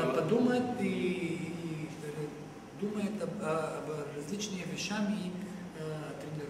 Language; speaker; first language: Russian; non-native, learner; Bulgarian